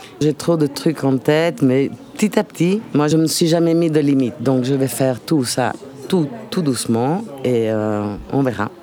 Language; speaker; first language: French; non-native, fluent; Italian